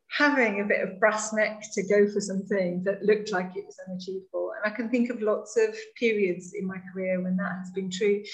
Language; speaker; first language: English; native; English